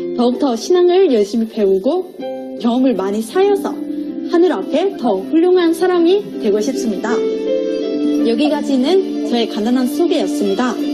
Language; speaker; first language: Korean; non-native, fluent; Thai